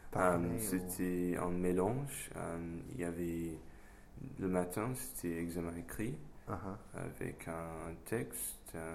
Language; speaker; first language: French; non-native, fluent; English